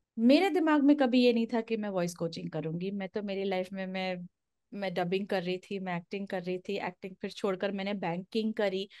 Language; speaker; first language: Hindi; non-native, local second language; Marathi